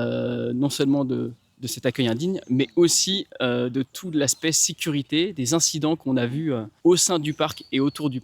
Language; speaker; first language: French; native; French